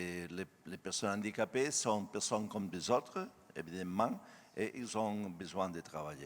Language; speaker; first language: French; non-native, learner; Spanish